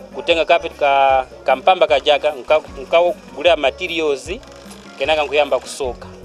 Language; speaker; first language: Nyanja; non-native, local second language; Tumbuka